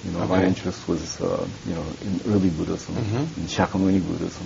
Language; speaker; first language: English; early bilingual, other home language; Japanese